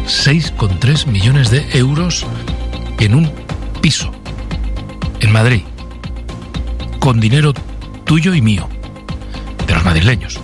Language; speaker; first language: Spanish; native; Spanish